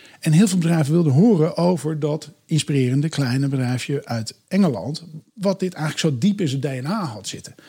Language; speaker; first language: Dutch; native; Dutch